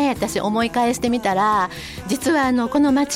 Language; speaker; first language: Japanese; native; Japanese